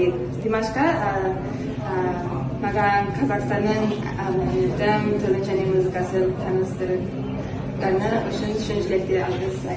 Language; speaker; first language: Kazakh; non-native, learner; English